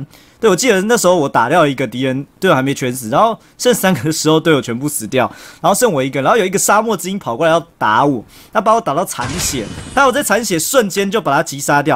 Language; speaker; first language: Chinese; native; Chinese